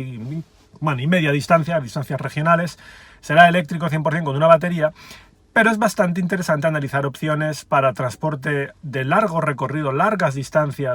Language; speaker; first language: Spanish; native; Spanish